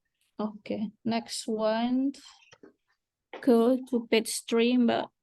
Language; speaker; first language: English; non-native, fluent; Indonesian